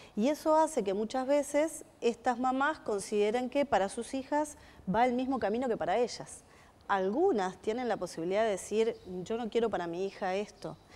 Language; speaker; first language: Spanish; native; Spanish